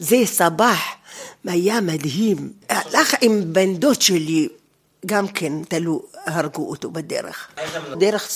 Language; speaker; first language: Hebrew; non-native, fluent; Arabic